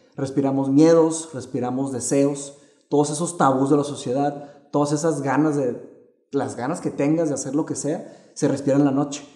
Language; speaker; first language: Spanish; early bilingual, other home language; Portuguese